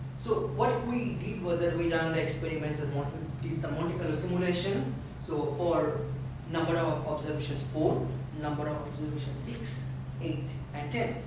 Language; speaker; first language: English; non-native, local second language; Bangla